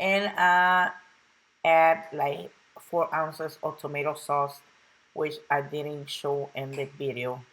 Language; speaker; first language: English; non-native, local second language; Spanish